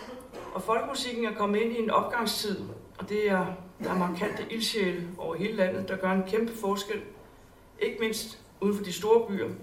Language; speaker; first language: Danish; native; Danish